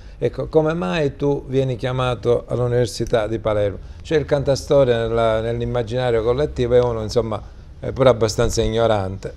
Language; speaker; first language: Italian; native; Italian